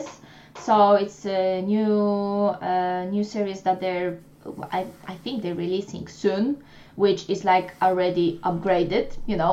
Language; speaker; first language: English; non-native, fluent; Polish